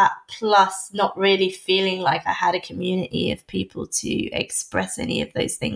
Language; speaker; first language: English; native; English